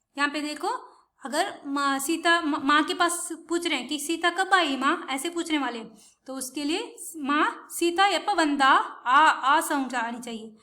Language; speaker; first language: Hindi; non-native, local second language; Tamil